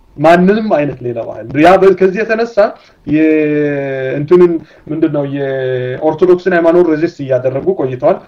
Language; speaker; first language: Amharic; non-native, local second language; Sidamo